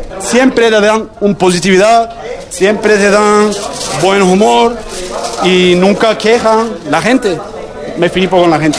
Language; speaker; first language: Spanish; non-native, learner; Turkish